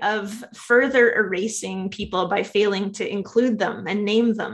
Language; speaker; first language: English; native; English